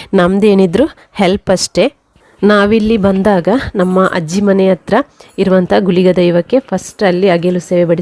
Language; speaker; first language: Kannada; non-native, local second language; Tulu